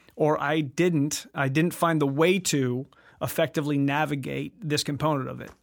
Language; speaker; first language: English; native; English